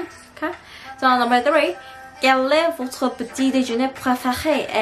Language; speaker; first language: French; non-native, learner; Korean